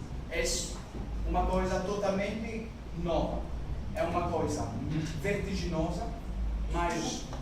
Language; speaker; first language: Portuguese; non-native, learner; French